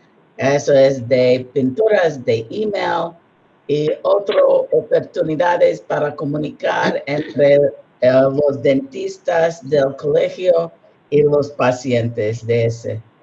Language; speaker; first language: Spanish; non-native, learner; English